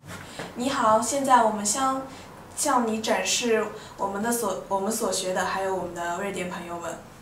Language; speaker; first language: Chinese; non-native, learner; Swedish